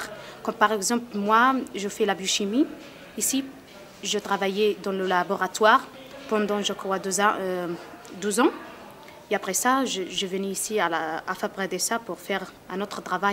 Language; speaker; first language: French; non-native, learner; Arabic